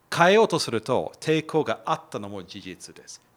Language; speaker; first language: Japanese; non-native, fluent; English